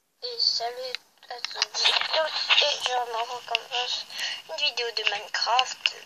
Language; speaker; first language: French; early bilingual, other home language; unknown